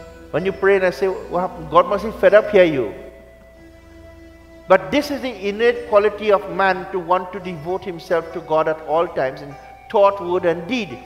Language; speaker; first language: English; native; English